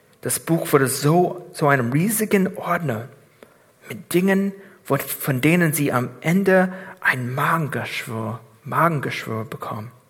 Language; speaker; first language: German; non-native, fluent; English